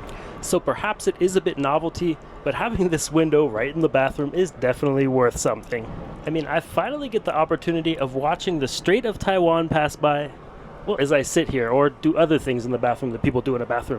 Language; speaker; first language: English; native; English